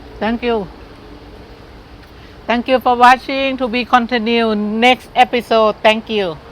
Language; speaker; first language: English; non-native, learner; Thai